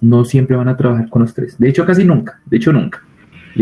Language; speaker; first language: Spanish; native; Spanish